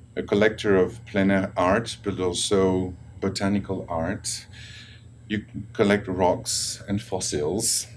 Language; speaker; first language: English; non-native, fluent; French